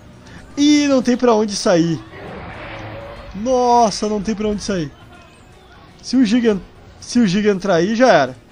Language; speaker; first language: Portuguese; native; Portuguese